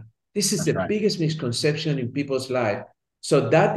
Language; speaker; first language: English; early bilingual, other home language; Spanish